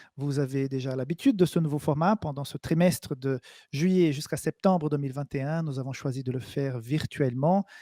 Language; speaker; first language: French; native; French